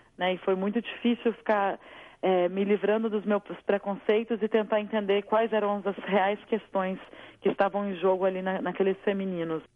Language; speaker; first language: Portuguese; native; Portuguese